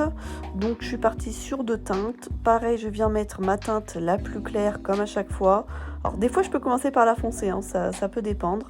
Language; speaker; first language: French; native; French